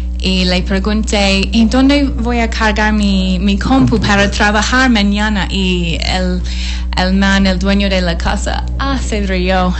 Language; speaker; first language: Spanish; non-native, learner; English